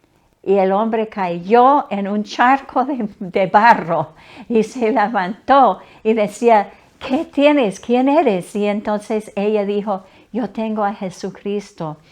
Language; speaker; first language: Spanish; non-native, fluent; English